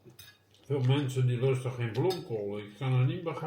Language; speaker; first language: Dutch; native; Dutch